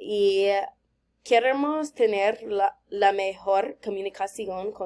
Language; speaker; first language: Spanish; non-native, learner; English